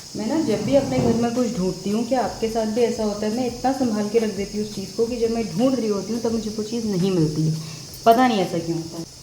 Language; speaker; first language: Hindi; native; Hindi